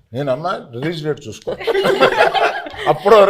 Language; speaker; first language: Telugu; native; Telugu